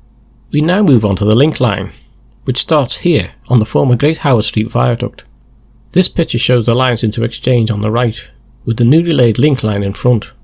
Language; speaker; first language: English; native; English